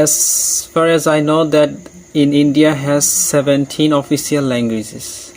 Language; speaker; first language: English; non-native, learner; Bangla